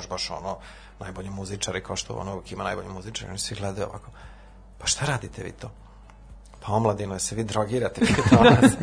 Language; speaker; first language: Serbian; native; Serbian